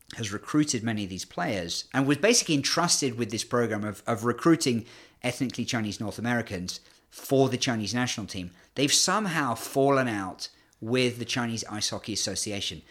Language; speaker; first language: English; native; English